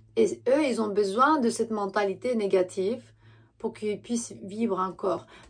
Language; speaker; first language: French; non-native, fluent; Romanian